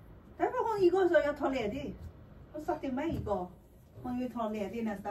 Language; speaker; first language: Swedish; non-native, learner; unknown